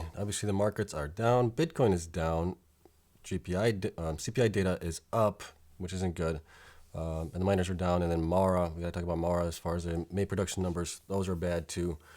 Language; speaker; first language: English; native; English